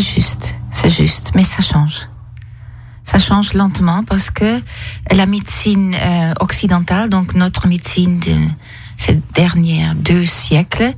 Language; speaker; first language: French; non-native, fluent; Dutch